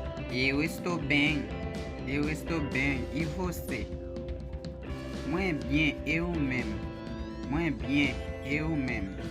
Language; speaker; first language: Portuguese; non-native, learner; Haitian Creole